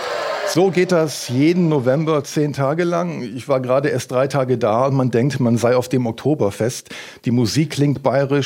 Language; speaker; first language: German; native; German